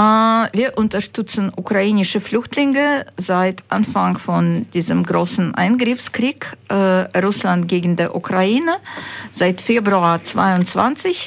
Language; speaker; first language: German; non-native, fluent; Ukrainian